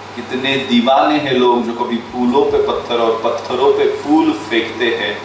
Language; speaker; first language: Hindi; non-native, local second language; Marathi